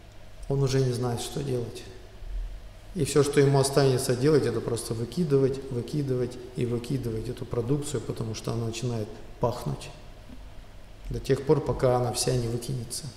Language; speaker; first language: Russian; native; Russian